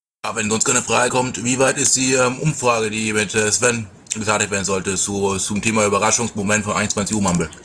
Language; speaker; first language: German; native; German